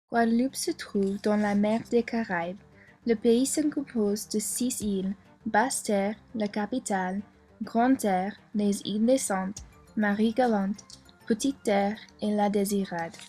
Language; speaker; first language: French; non-native, learner; English